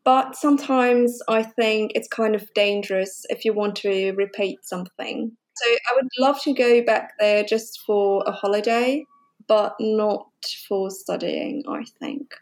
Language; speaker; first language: English; non-native, fluent; German